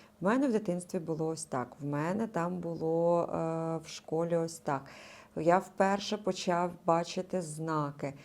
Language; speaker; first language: Ukrainian; native; Ukrainian